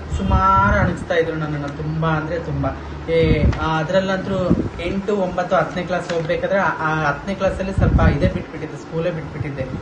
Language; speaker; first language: Kannada; native; Kannada